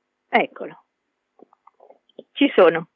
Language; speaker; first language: Italian; native; Italian